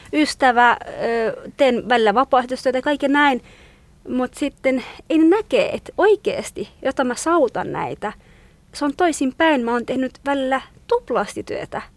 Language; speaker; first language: Finnish; non-native, fluent; Kurdish